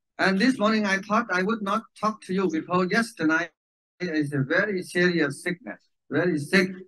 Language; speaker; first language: English; non-native, learner; Vietnamese